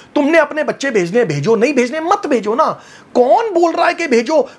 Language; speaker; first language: Hindi; native; Hindi